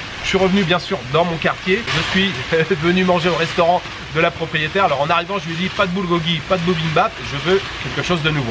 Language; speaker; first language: French; native; French